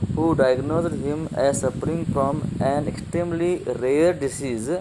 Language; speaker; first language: English; non-native, local second language; Marathi